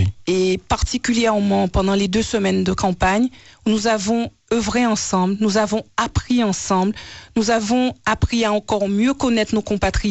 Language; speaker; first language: French; native; French